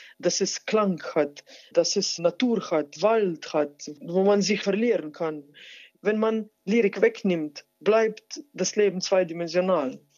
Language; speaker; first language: German; non-native, fluent; Slovenian